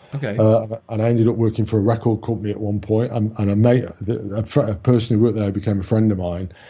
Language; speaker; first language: English; native; English